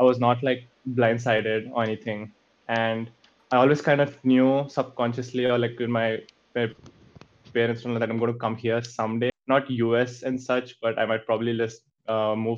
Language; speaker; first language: English; native; English